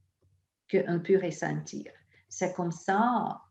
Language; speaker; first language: French; non-native, fluent; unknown